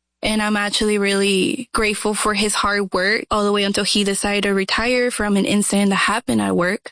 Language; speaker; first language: English; early bilingual, other home language; Spanish